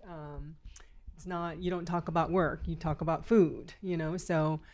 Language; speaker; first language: English; native; English